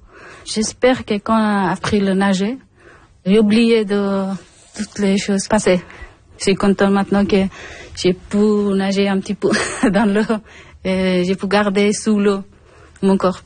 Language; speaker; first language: French; non-native, learner; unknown